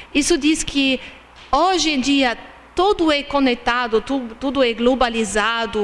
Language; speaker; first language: Portuguese; non-native, fluent; German